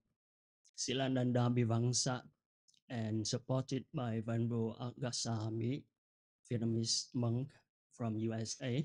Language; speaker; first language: English; non-native, fluent; Vietnamese